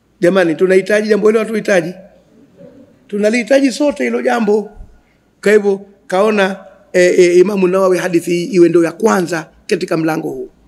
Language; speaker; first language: Swahili; native; Swahili